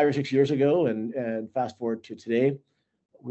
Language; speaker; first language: English; native; English